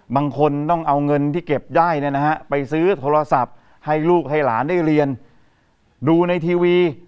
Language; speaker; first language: Thai; native; Thai